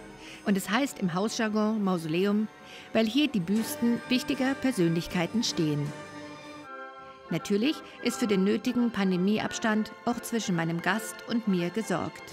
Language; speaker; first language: German; native; German